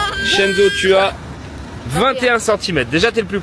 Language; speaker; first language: French; native; French